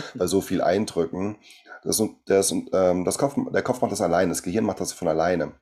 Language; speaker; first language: German; early bilingual, other home language; Portuguese